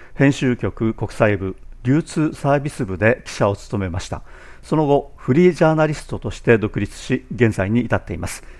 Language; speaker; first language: Japanese; native; Japanese